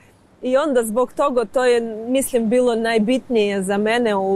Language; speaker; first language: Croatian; non-native, learner; Ukrainian